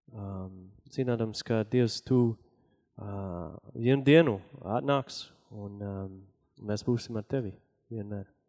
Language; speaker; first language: Latvian; non-native, learner; English